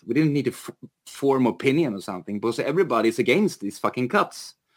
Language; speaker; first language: English; non-native, fluent; Swedish